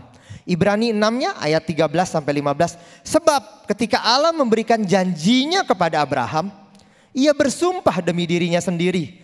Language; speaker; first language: Indonesian; native; Indonesian